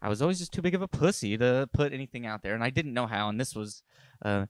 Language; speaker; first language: English; native; English